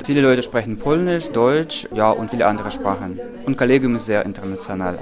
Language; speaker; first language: German; non-native, fluent; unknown